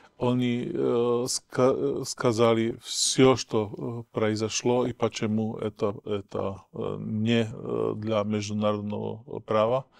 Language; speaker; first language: Russian; non-native, learner; Slovak